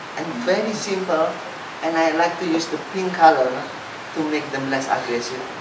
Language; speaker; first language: English; non-native, fluent; Javanese